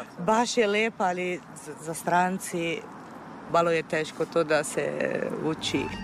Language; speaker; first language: Serbian; non-native, fluent; Italian